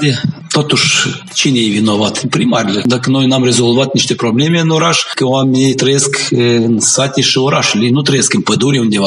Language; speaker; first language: Romanian; non-native, local second language; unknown